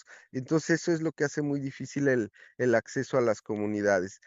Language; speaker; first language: Spanish; native; Spanish